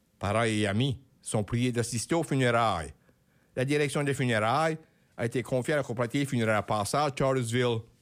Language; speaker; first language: French; native; French